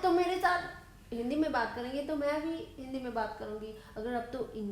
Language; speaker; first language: Hindi; non-native, learner; English